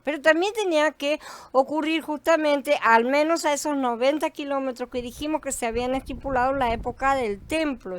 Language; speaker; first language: Spanish; native; Spanish